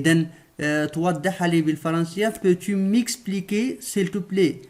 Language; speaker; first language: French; non-native, local second language; Arabic